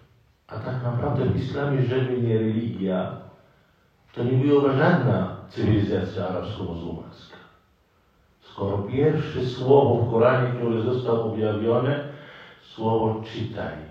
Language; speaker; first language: Polish; non-native, fluent; Arabic